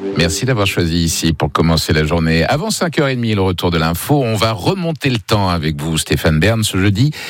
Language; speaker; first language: French; native; French